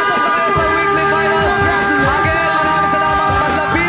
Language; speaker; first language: Filipino; native; Filipino